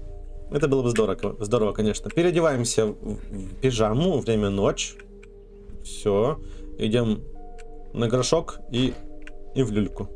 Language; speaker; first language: Russian; native; Russian